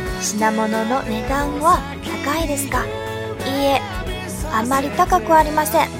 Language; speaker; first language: Japanese; non-native, fluent; Chinese